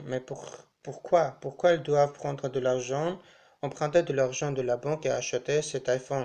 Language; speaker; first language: French; non-native, learner; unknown